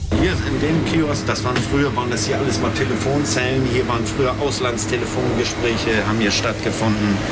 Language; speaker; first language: German; native; German